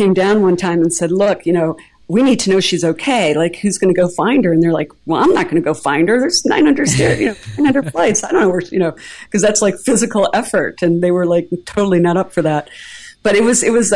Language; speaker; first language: English; native; English